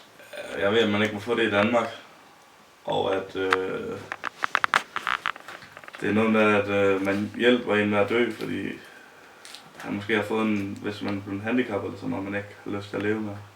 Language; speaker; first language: Danish; native; Danish